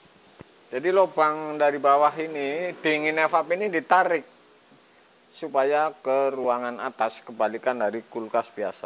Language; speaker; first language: Indonesian; native; Indonesian